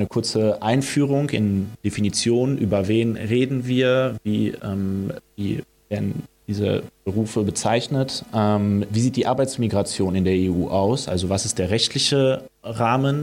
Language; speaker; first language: German; early bilingual, other home language; Romanian